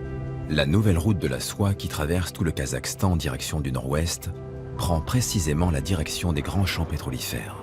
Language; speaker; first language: French; native; French